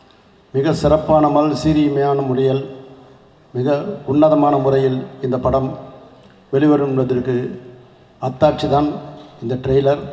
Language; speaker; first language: Tamil; native; Tamil